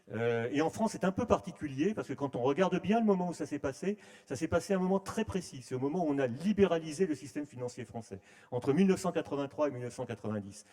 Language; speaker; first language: French; native; French